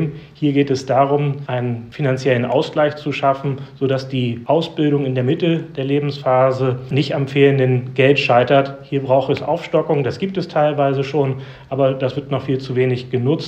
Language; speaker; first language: German; native; German